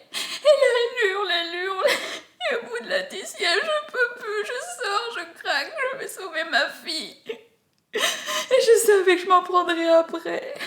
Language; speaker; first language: French; native; French